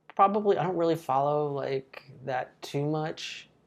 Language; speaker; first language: English; native; English